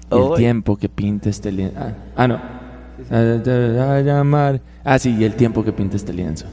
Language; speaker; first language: Spanish; native; Spanish